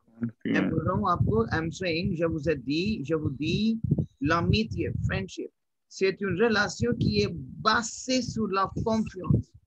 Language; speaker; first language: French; non-native, fluent; Hindi